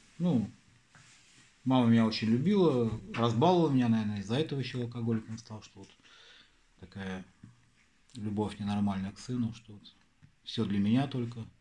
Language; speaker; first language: Russian; native; Russian